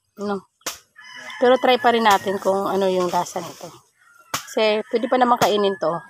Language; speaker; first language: Filipino; non-native, local second language; Waray